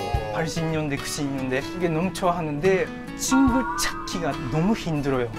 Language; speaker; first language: Korean; non-native, fluent; Japanese